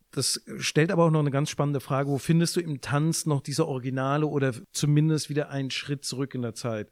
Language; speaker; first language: German; native; German